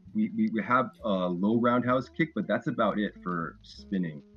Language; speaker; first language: English; native; English